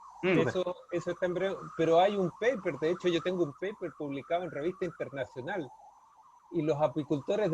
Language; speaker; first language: Spanish; native; Spanish